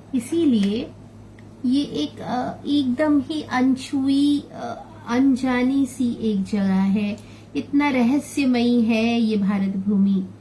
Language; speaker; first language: Hindi; non-native, local second language; Bangla